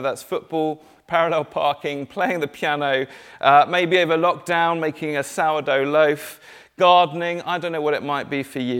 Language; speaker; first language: English; native; English